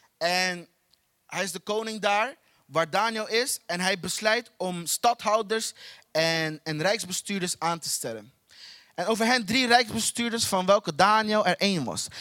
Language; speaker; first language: Dutch; non-native, fluent; Portuguese